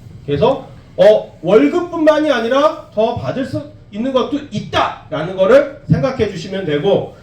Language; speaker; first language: Korean; native; Korean